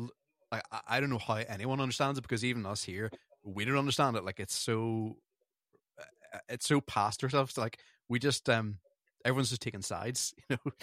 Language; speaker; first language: English; native; English